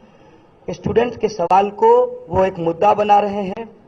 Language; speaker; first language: Hindi; native; Hindi